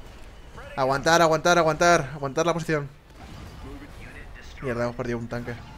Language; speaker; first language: Spanish; native; Spanish